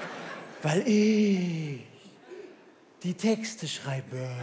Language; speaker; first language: German; native; German